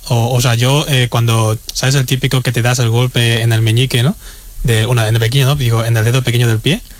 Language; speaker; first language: Spanish; non-native, fluent; Chinese